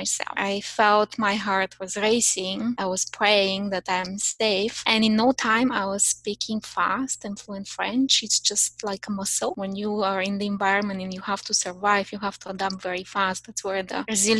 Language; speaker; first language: English; non-native, fluent; Bulgarian